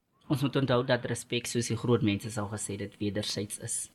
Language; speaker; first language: Afrikaans; native; Afrikaans